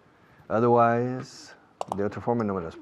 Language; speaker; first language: Spanish; non-native, fluent; English